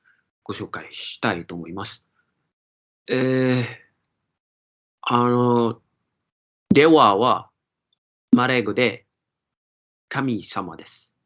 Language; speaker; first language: Japanese; non-native, learner; Malay